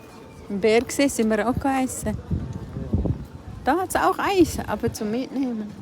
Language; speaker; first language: German; non-native, learner; Cebuano